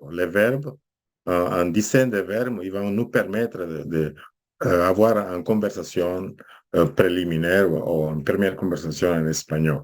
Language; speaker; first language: French; non-native, fluent; Spanish